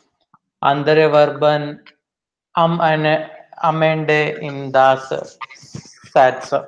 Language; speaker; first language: German; non-native, learner; Hindi